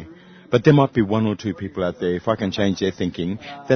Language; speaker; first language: English; native; English